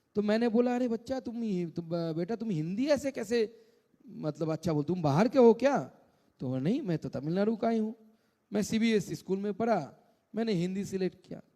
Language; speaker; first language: Hindi; non-native, local second language; Bangla